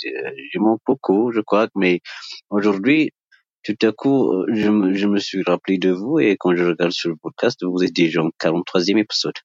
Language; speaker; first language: French; non-native, learner; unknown